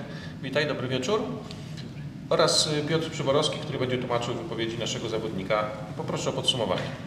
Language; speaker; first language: Polish; native; Polish